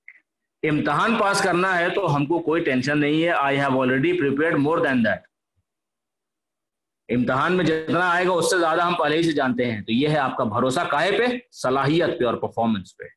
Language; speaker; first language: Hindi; native; Hindi